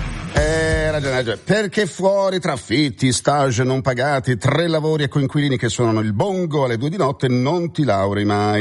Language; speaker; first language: Italian; native; Italian